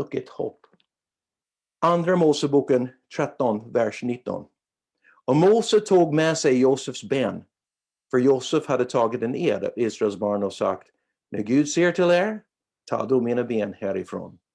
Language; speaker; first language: Swedish; non-native, fluent; English